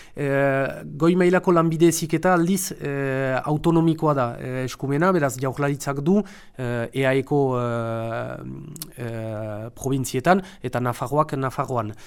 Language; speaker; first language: Basque; native; Basque